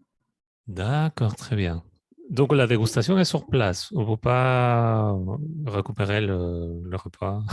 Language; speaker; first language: French; non-native, fluent; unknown